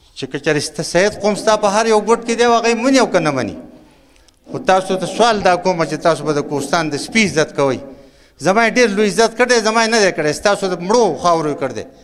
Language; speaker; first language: Pashto; native; Pashto